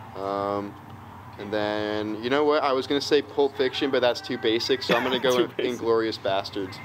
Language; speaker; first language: English; native; English